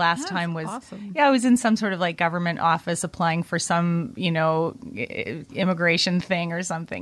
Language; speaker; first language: English; native; English